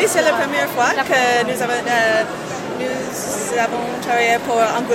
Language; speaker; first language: French; non-native, learner; English